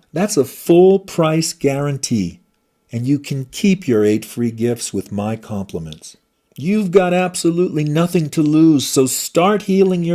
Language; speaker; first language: English; native; English